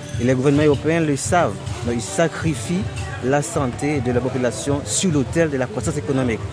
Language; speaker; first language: French; non-native, local second language; Haitian Creole